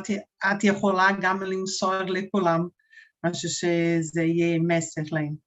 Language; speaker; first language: Hebrew; non-native, fluent; Portuguese